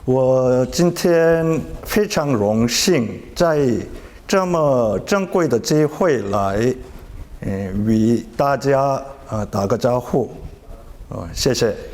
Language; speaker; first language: Chinese; non-native, learner; Korean